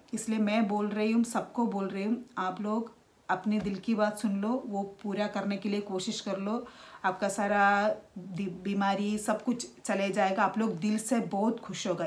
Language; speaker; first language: Hindi; non-native, local second language; Malayalam